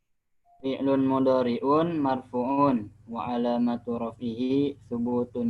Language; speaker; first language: Arabic; non-native, learner; Indonesian